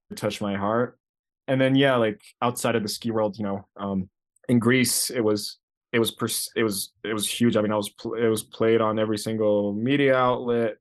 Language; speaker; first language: English; early bilingual, other home language; Greek